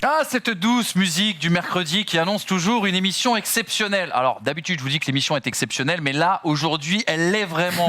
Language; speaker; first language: French; native; French